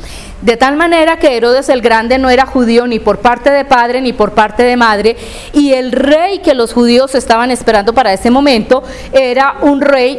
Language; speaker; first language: Spanish; native; Spanish